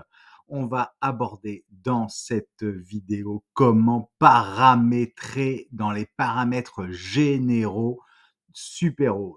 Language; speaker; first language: French; native; French